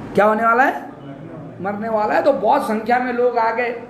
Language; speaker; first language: Hindi; non-native, local second language; Marathi